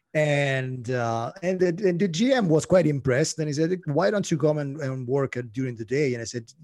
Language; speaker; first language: English; non-native, fluent; Italian